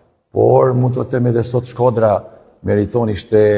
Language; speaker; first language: Albanian; non-native, learner; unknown